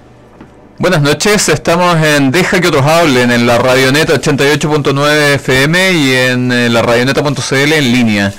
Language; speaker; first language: Spanish; native; Spanish